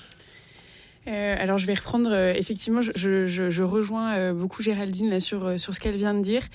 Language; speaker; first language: French; native; French